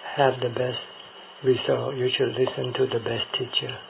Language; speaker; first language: English; non-native, fluent; Thai